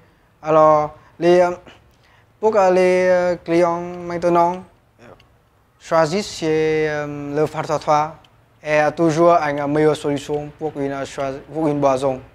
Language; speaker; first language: French; non-native, learner; Vietnamese